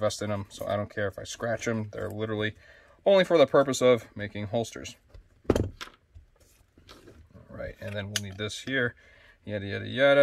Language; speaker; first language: English; native; English